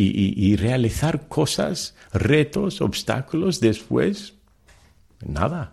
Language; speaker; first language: Spanish; early bilingual, heritage; Telugu